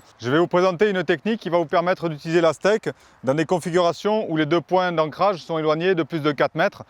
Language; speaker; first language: French; native; French